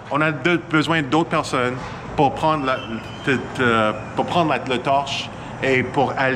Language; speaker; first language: French; non-native, fluent; English